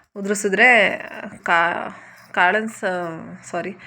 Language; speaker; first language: Kannada; native; Kannada